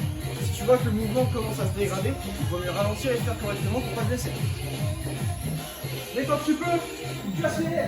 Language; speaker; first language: French; native; French